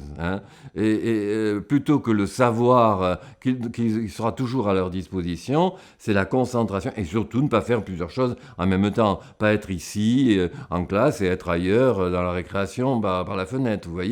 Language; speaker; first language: French; native; French